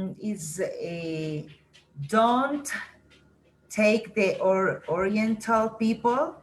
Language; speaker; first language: English; non-native, learner; Spanish